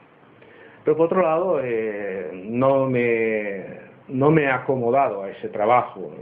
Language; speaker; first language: Spanish; native; Spanish